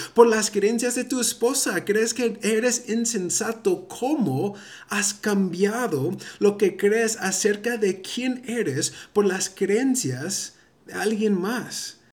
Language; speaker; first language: Spanish; early bilingual, heritage; Spanish